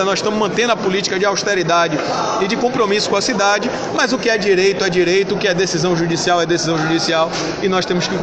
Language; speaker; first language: Portuguese; native; Portuguese